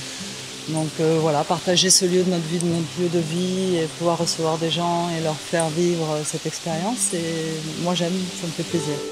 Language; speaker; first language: French; native; French